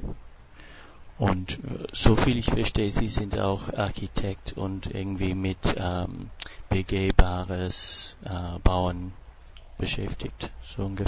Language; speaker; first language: German; non-native, fluent; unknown